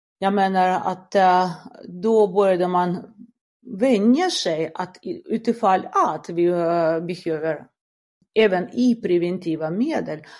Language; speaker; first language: Swedish; non-native, fluent; Russian